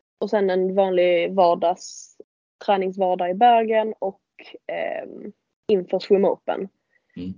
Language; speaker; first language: Swedish; native; Swedish